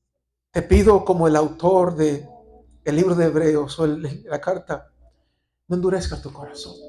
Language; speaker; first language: Spanish; native; Spanish